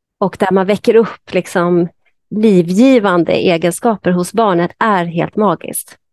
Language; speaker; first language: Swedish; native; Swedish